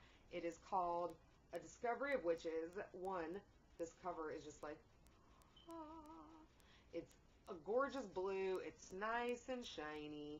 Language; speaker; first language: English; native; English